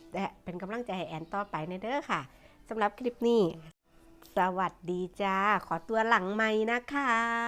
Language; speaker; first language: Thai; native; Thai